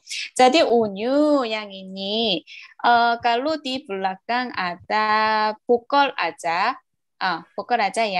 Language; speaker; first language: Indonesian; non-native, learner; Korean